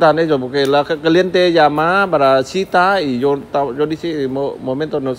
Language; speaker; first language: Spanish; non-native, learner; Vietnamese